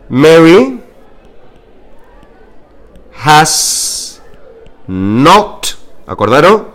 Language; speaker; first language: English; non-native, fluent; Spanish